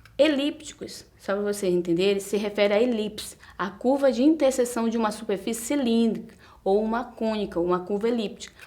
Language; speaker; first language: Portuguese; native; Portuguese